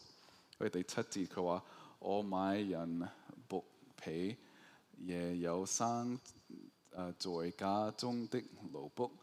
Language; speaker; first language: Cantonese; early bilingual, heritage; Cantonese